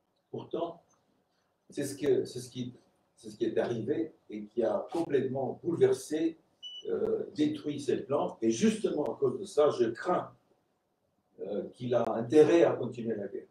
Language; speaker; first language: French; non-native, fluent; Romanian